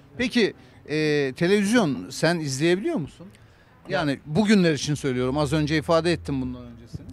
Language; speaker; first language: Turkish; native; Turkish